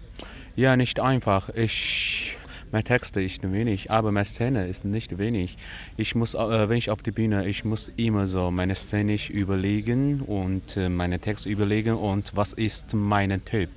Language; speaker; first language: German; non-native, learner; Chinese